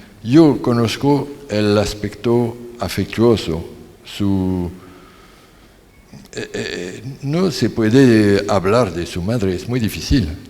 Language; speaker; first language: Spanish; non-native, learner; French